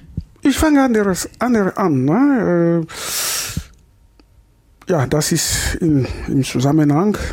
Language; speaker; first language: German; non-native, learner; Lingala